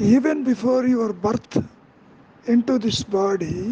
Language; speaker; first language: English; non-native, local second language; Telugu